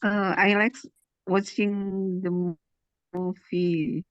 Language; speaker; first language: English; non-native, learner; Indonesian